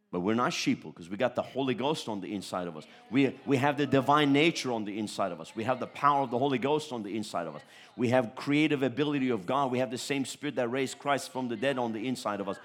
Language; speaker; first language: English; early bilingual, other home language; Turkish